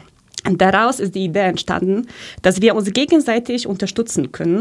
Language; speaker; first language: German; early bilingual, other home language; Polish